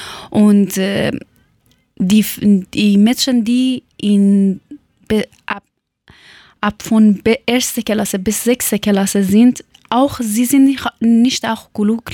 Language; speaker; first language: German; non-native, learner; Persian